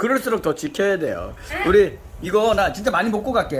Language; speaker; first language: Korean; native; Korean